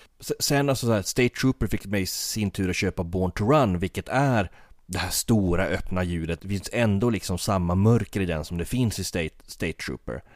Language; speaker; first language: Swedish; native; Swedish